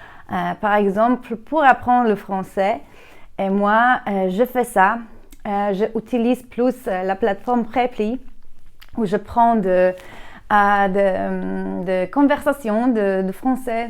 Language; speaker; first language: French; non-native, learner; Polish